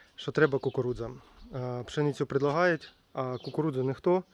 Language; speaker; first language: Ukrainian; native; Ukrainian